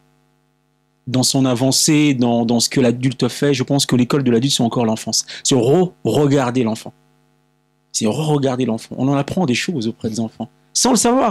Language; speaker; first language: French; non-native, local second language; Lingala